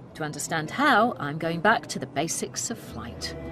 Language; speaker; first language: English; native; English